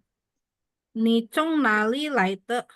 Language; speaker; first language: Chinese; non-native, learner; Indonesian